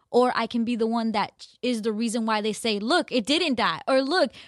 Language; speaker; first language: English; native; English